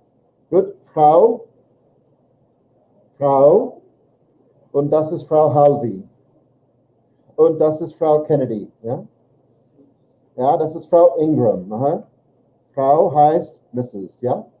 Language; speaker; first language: German; non-native, fluent; English